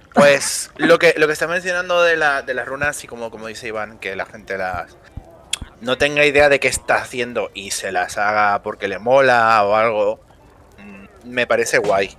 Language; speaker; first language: Spanish; native; Spanish